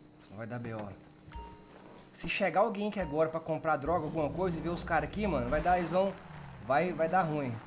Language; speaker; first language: Portuguese; native; Portuguese